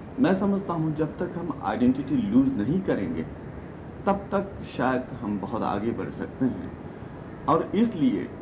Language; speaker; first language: Hindi; non-native, local second language; Manipuri